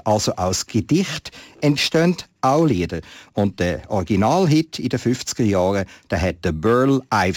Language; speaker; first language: German; native; German